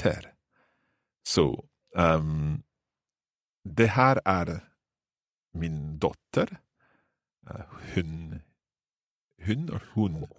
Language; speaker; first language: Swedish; non-native, learner; English